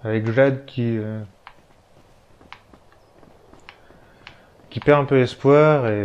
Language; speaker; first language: French; native; French